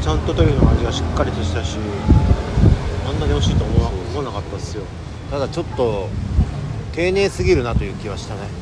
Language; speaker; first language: Japanese; native; Japanese